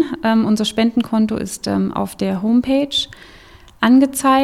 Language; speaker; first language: German; native; German